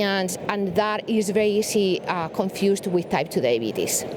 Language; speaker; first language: English; non-native, fluent; Spanish